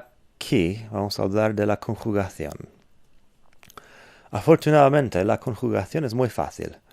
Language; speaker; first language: Spanish; non-native, fluent; English